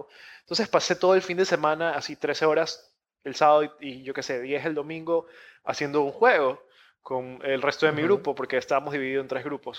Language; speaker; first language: Spanish; native; Spanish